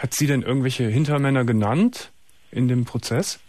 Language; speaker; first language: German; native; German